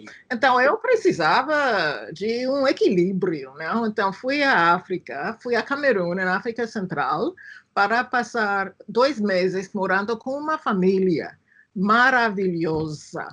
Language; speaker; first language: Portuguese; non-native, fluent; English